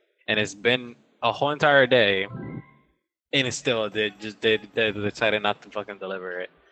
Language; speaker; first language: English; early bilingual, other home language; Spanish